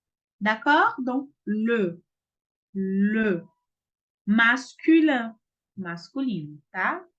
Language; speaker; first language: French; non-native, fluent; Portuguese